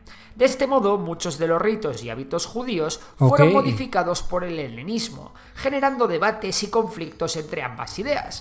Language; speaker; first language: Spanish; native; Spanish